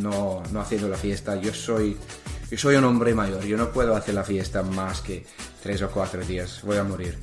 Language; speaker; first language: Spanish; non-native, learner; English